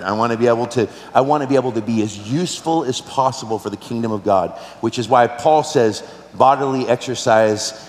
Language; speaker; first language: English; native; English